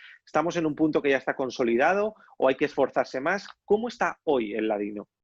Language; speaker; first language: Spanish; native; Spanish